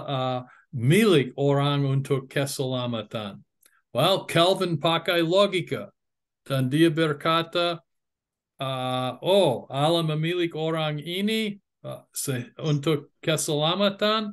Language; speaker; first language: Indonesian; non-native, fluent; English